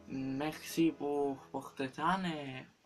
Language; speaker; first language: French; non-native, learner; Spanish